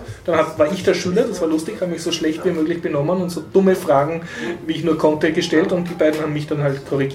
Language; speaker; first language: German; native; German